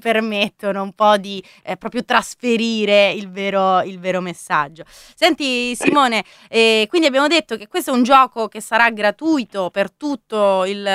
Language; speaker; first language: Italian; native; Italian